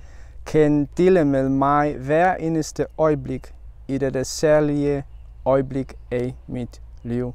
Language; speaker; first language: Danish; non-native, learner; Polish